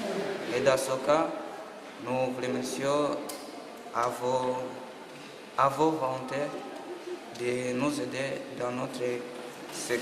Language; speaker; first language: French; non-native, local second language; Kinyarwanda